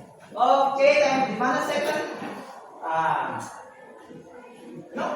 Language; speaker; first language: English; non-native, learner; Indonesian